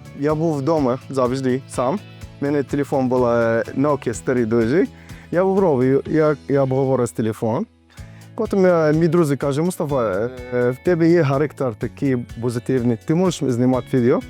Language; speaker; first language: Ukrainian; non-native, learner; Arabic